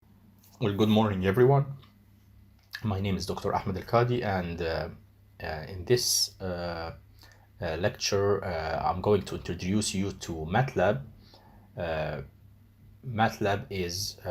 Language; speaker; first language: English; non-native, fluent; Arabic